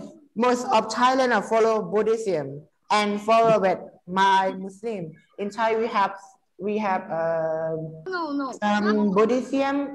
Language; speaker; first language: English; non-native, learner; Thai